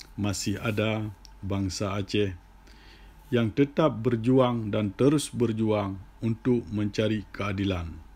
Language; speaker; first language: Malay; non-native, local second language; Achinese